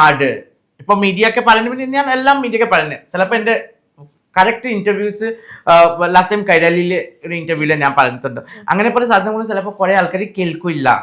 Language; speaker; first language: Malayalam; non-native, local second language; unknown